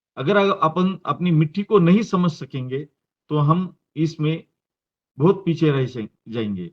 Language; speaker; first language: Hindi; non-native, local second language; Marathi